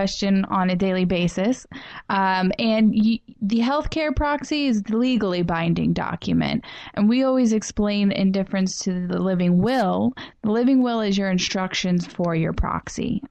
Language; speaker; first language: English; native; English